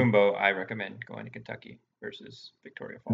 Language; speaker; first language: English; native; English